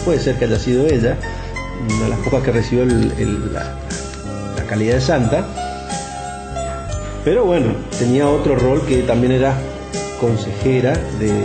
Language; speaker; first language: Spanish; native; Spanish